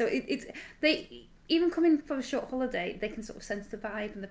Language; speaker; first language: English; native; English